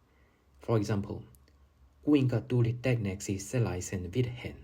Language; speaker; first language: Finnish; non-native, learner; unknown